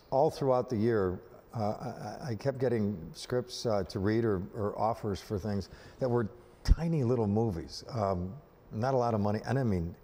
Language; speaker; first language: English; native; English